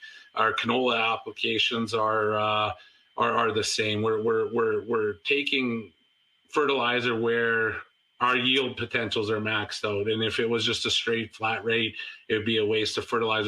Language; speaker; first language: English; native; English